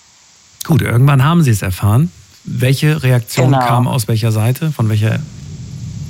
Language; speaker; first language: German; native; German